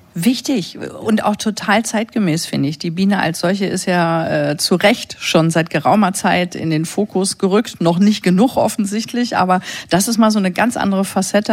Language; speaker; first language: German; native; German